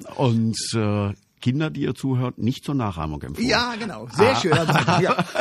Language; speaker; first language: German; native; German